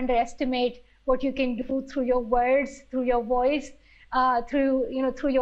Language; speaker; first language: English; non-native, local second language; Pashto